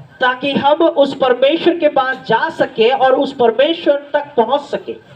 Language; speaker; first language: Hindi; non-native, local second language; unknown